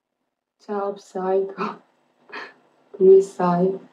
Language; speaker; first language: Italian; early bilingual, other home language; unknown